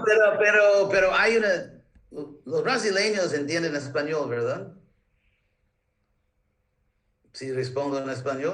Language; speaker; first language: Spanish; non-native, fluent; English